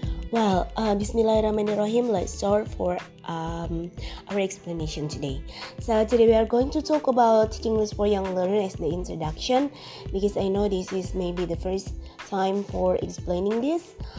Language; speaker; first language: English; non-native, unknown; Indonesian